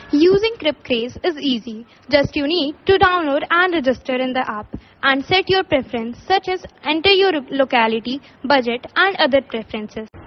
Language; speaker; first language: English; non-native, local second language; Hindi